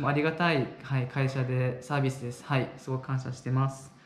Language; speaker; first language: Japanese; native; Japanese